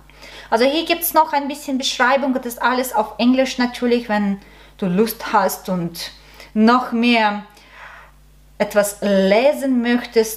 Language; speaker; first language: German; non-native, learner; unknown